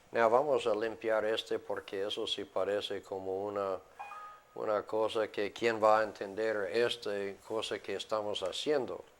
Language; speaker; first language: Spanish; non-native, fluent; English